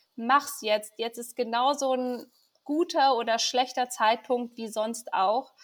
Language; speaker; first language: German; early bilingual, other home language; Persian